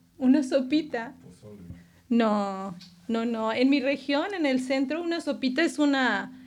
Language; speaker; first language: Spanish; native; Spanish